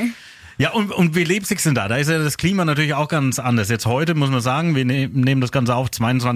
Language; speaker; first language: German; native; German